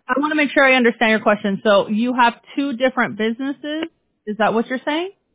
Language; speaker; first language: English; early bilingual, other home language; Spanish